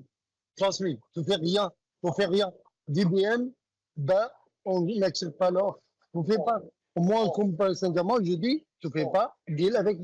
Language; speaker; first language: French; non-native, learner; Arabic